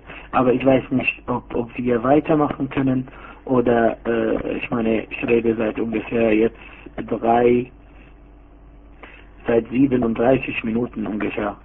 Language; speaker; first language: German; non-native, fluent; Arabic